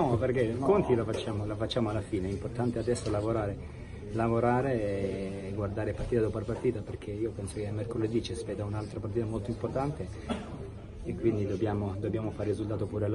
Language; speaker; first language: Italian; non-native, fluent; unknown